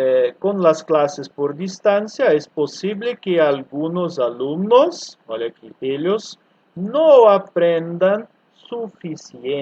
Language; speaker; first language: Spanish; non-native, fluent; Portuguese